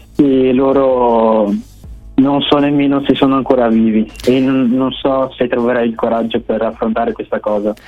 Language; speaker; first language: Italian; early bilingual, other home language; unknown